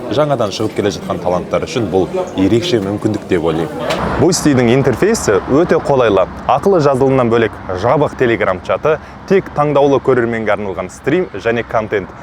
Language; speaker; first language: Kazakh; native; Kazakh